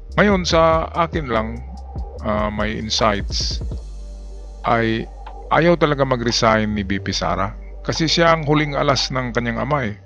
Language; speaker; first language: Filipino; non-native, local second language; Cebuano